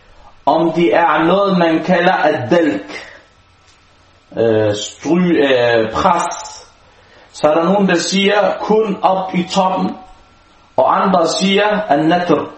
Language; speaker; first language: Danish; non-native, local second language; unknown